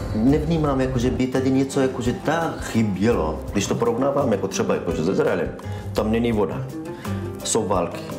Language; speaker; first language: Czech; non-native, fluent; Hebrew